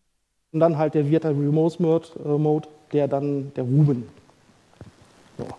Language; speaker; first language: German; native; German